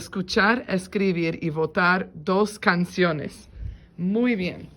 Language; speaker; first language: Spanish; non-native, fluent; English